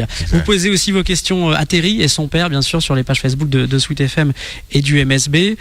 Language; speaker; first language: French; native; French